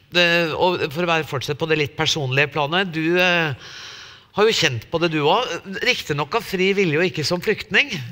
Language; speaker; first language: Norwegian; native; Norwegian